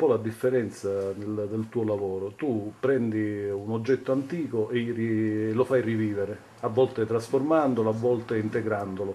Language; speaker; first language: Italian; native; Italian